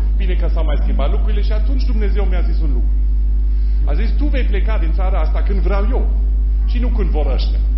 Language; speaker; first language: Romanian; non-native, fluent; German